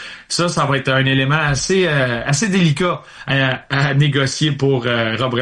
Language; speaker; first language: French; native; French